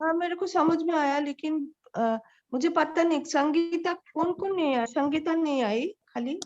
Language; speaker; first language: Hindi; non-native, local second language; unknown